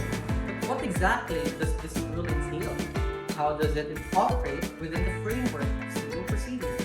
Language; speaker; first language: English; non-native, local second language; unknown